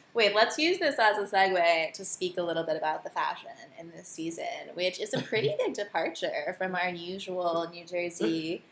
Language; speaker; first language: English; native; English